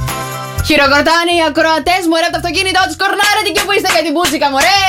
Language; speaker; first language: Greek; native; Greek